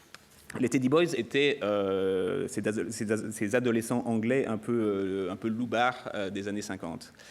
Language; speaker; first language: French; native; French